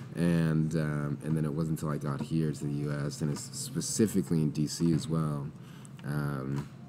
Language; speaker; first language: English; native; English